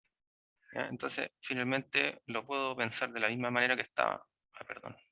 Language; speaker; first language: Spanish; native; Spanish